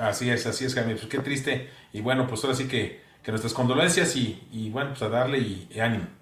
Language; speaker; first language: Spanish; native; Spanish